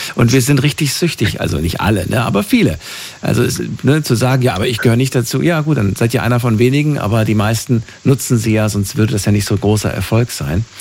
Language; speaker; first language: German; native; German